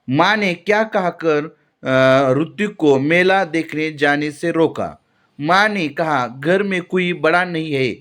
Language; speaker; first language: Hindi; non-native, local second language; Marathi